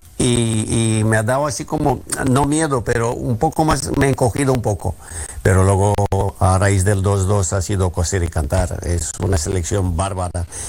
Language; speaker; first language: Spanish; non-native, fluent; Romanian